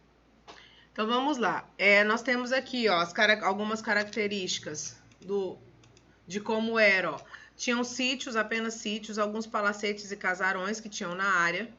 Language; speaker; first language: Portuguese; native; Portuguese